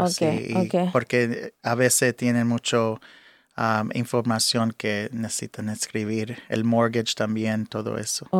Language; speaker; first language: Spanish; early bilingual, heritage; English